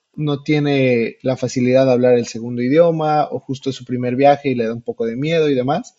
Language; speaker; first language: Spanish; native; Spanish